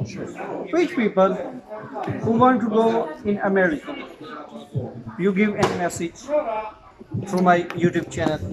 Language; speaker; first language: English; non-native, learner; Urdu